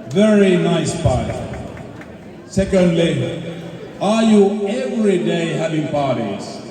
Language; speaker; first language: English; non-native, fluent; Finnish